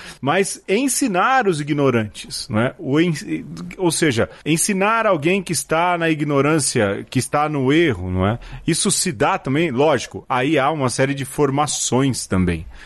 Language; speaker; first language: Portuguese; native; Portuguese